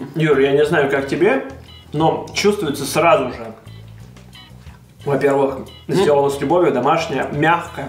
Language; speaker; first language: Russian; native; Russian